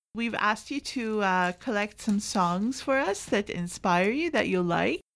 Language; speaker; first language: English; non-native, fluent; Arabic